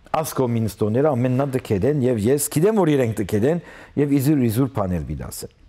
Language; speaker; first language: Armenian; early bilingual, heritage; Armenian